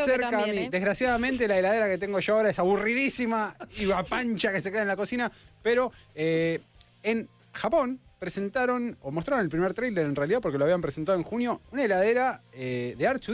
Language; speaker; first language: Spanish; native; Spanish